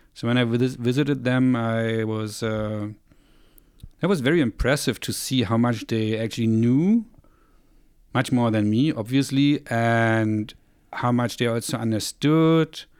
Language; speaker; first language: English; non-native, fluent; German